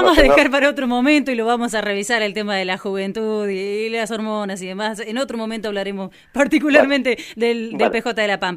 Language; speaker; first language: Spanish; native; Spanish